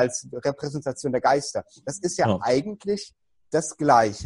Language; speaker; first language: German; native; German